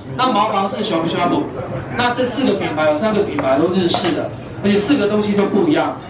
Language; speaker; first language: Chinese; native; Chinese